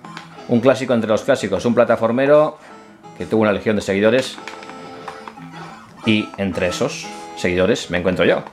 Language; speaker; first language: Spanish; native; Spanish